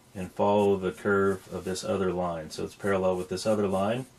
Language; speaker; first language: English; native; English